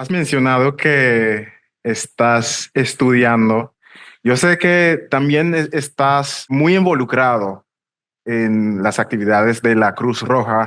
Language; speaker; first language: Spanish; non-native, fluent; English